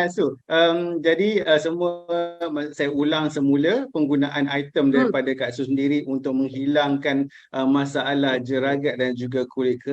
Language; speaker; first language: Malay; native; Malay